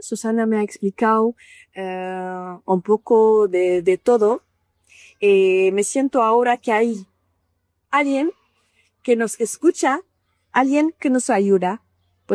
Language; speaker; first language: Spanish; non-native, learner; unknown